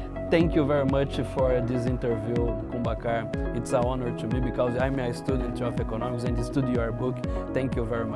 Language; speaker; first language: English; non-native, learner; Portuguese